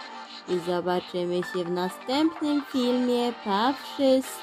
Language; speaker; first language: Polish; early bilingual, heritage; Polish